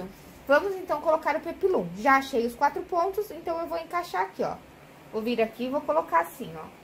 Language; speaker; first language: Portuguese; native; Portuguese